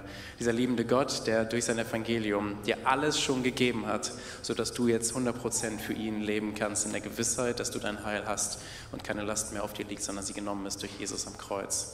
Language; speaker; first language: German; native; German